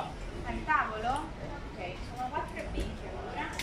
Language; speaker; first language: Italian; native; Italian